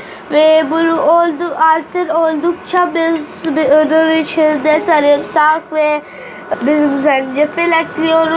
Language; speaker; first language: Turkish; non-native, learner; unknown